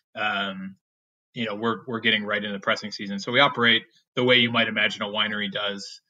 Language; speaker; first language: English; native; English